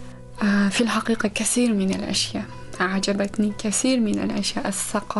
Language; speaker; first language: Arabic; non-native, fluent; Uzbek